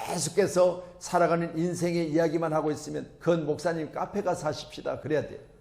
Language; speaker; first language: Korean; native; Korean